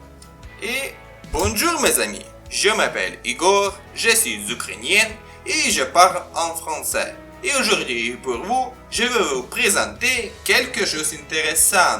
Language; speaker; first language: French; non-native, fluent; Ukrainian